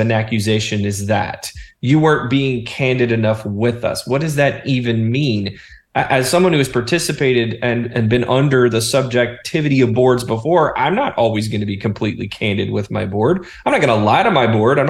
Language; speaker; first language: English; native; English